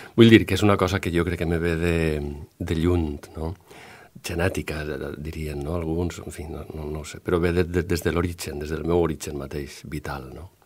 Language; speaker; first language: Catalan; native; Catalan